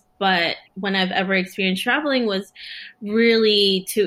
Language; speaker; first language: English; early bilingual, other home language; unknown